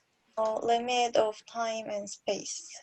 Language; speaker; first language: English; non-native, learner; Korean